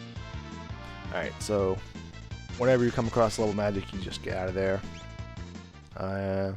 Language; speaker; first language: English; native; English